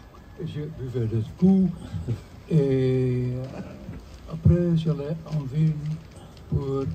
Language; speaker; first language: French; non-native, fluent; Dutch